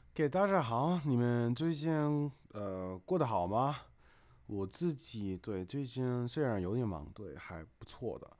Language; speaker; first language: Chinese; non-native, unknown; English